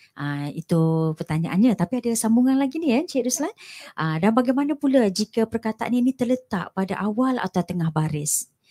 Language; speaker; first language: Malay; native; Malay